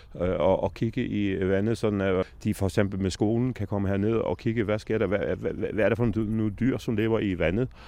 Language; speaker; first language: Danish; native; Danish